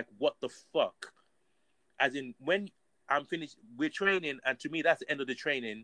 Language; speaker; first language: English; native; English